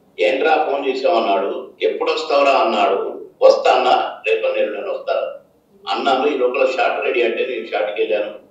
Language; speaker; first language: Telugu; native; Telugu